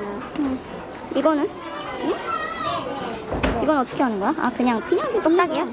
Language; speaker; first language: Korean; native; Korean